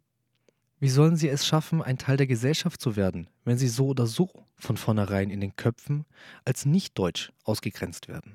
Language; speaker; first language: German; early bilingual, other home language; Turkish